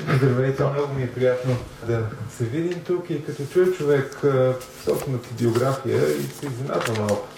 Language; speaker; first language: Bulgarian; non-native, fluent; English